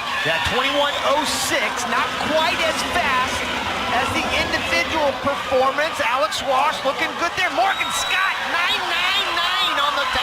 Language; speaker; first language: English; native; English